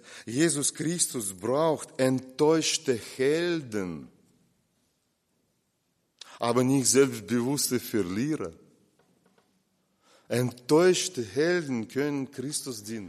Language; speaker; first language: German; non-native, fluent; Russian